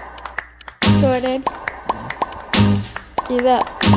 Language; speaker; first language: English; native; English